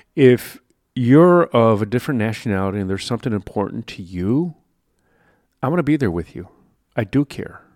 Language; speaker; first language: English; native; English